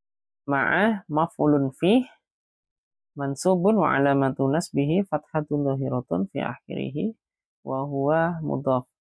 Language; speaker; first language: Arabic; non-native, fluent; Indonesian